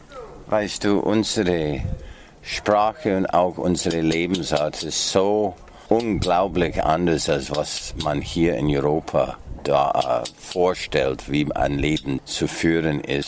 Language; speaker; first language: German; non-native, fluent; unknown